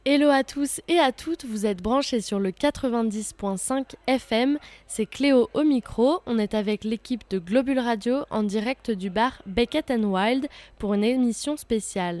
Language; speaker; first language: French; native; French